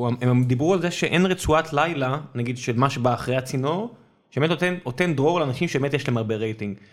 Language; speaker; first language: Hebrew; early bilingual, other home language; Russian